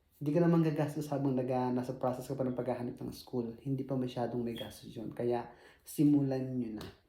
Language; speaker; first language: Filipino; native; Filipino